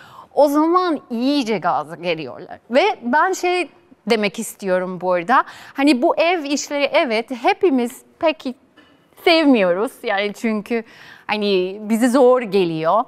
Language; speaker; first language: Turkish; non-native, fluent; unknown